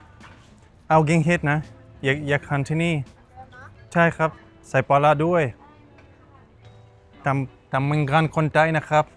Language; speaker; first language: Thai; non-native, learner; Russian